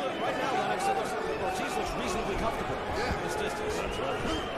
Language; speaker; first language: English; native; English